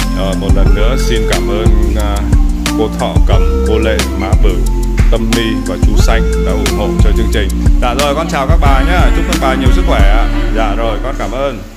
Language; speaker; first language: Vietnamese; native; Vietnamese